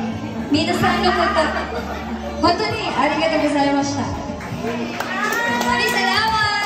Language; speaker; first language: Japanese; non-native, learner; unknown